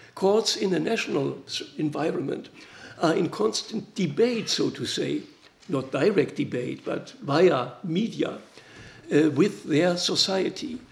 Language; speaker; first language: English; non-native, fluent; German